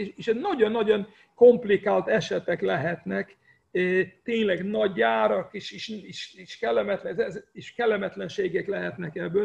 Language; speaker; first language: Hungarian; non-native, fluent; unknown